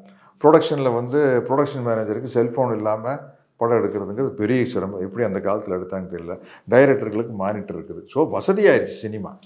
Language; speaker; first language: Tamil; native; Tamil